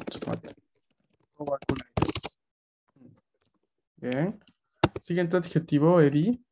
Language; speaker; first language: Spanish; native; Spanish